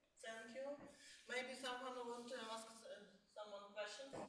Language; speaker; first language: English; non-native, learner; Ukrainian